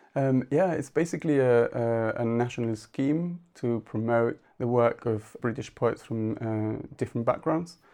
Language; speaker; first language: English; non-native, fluent; Spanish